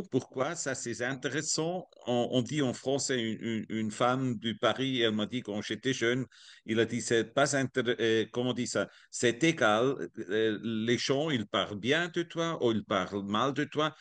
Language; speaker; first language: French; non-native, learner; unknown